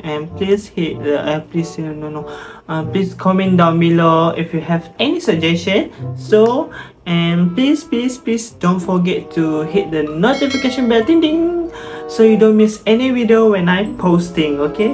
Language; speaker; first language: English; non-native, local second language; Malay